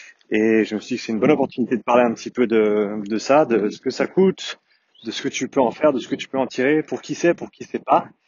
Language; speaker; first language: French; native; French